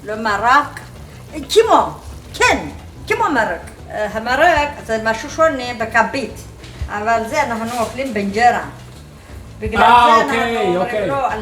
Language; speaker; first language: Hebrew; non-native, fluent; Amharic